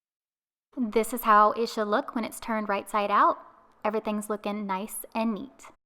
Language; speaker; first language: English; native; English